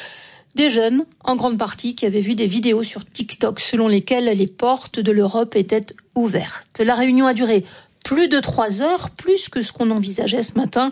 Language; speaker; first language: French; native; French